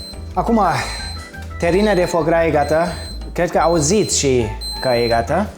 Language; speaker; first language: Romanian; non-native, fluent; German